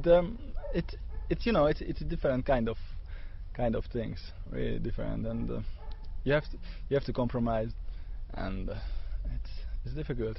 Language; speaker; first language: English; non-native, learner; Hungarian